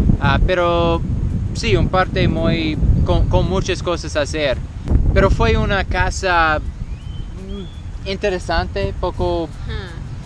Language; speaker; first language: Spanish; non-native, learner; English